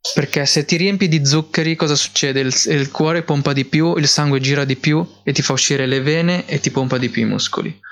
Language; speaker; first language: Italian; early bilingual, other home language; Filipino